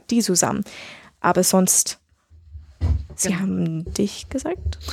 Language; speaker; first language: German; non-native, learner; English